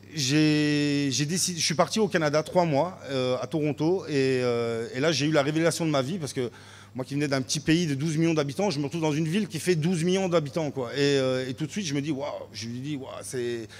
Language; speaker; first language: French; native; French